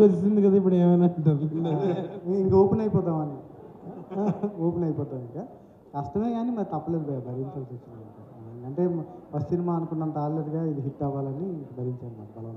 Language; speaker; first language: Telugu; native; Telugu